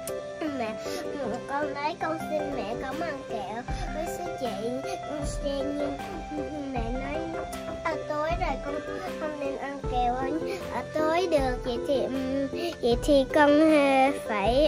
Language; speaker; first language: Vietnamese; early bilingual, heritage; Vietnamese